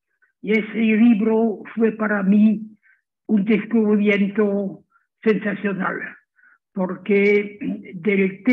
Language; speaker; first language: Spanish; non-native, fluent; German